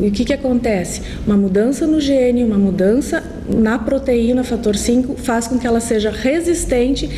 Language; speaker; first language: Portuguese; native; Portuguese